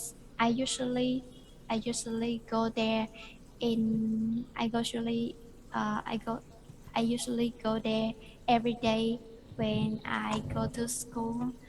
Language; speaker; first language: English; non-native, learner; Vietnamese